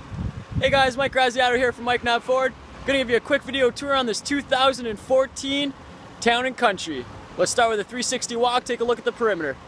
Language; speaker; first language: English; native; English